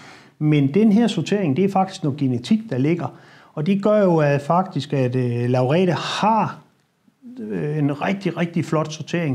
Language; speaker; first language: Danish; native; Danish